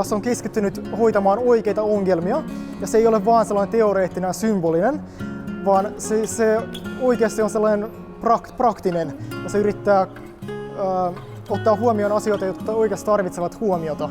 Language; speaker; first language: Finnish; non-native, fluent; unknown